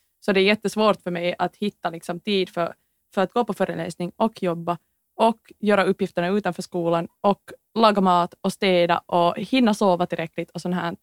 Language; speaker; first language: Swedish; native; Swedish